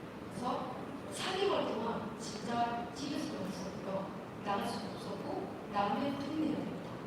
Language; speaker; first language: Korean; non-native, learner; Arabic